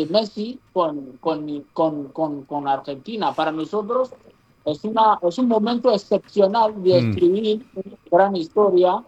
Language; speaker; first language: Spanish; non-native, fluent; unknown